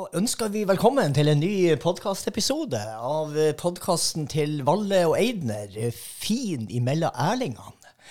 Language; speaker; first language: Norwegian; native; Norwegian